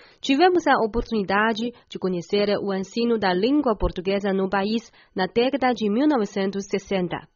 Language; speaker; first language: Portuguese; non-native, fluent; Chinese